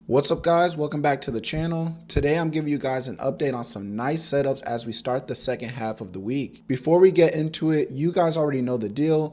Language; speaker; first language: English; native; English